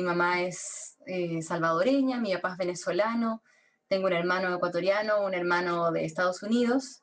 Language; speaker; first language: Spanish; native; Spanish